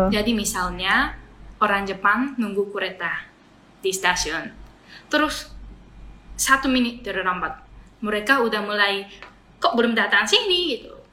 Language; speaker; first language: Indonesian; non-native, fluent; Japanese